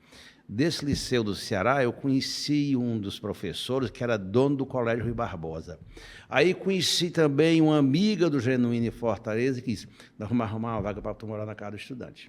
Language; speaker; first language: Portuguese; native; Portuguese